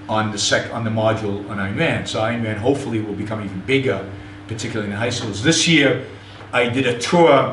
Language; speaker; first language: English; non-native, fluent; Hebrew